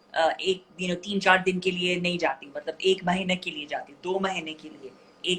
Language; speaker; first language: Hindi; non-native, fluent; English